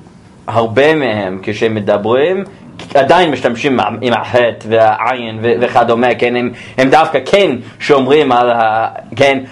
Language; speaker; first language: Hebrew; non-native, fluent; English